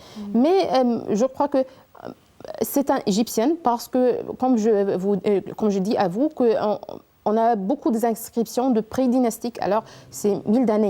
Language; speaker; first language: French; non-native, learner; Arabic